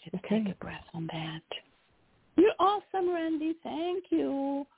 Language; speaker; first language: English; non-native, fluent; French